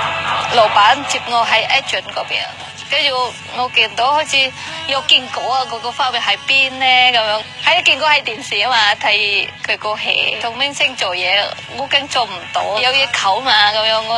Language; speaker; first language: Cantonese; non-native, fluent; Indonesian